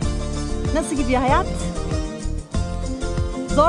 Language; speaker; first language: Turkish; native; Turkish